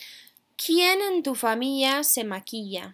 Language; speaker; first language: Spanish; non-native, fluent; English